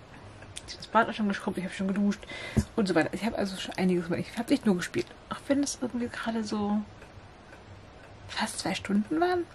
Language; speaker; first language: German; native; German